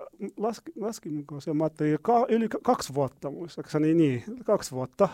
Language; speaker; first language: Finnish; non-native, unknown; Arabic